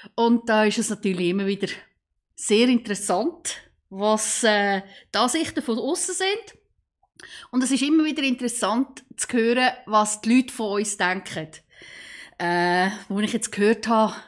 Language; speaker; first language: German; native; German